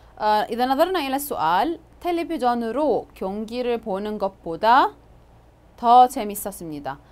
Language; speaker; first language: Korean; non-native, fluent; Arabic